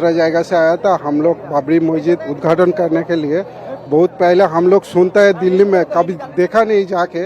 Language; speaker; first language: Hindi; non-native, local second language; Bangla